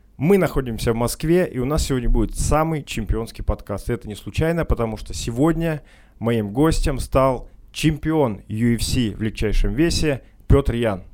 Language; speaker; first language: Russian; native; Russian